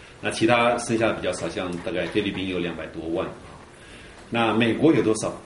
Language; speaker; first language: Chinese; early bilingual, heritage; Chinese